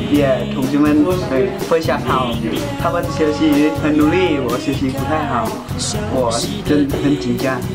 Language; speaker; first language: Chinese; non-native, learner; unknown